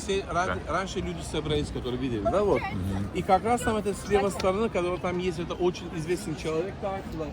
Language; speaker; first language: Russian; non-native, learner; Turkish